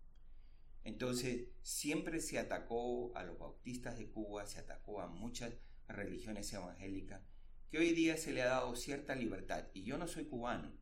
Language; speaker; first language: Spanish; native; Spanish